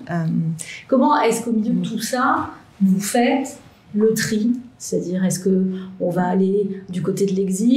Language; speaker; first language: French; native; French